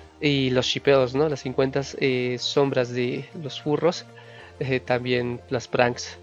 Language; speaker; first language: Spanish; native; Spanish